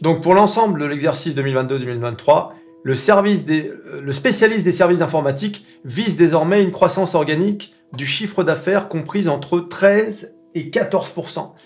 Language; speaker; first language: French; native; French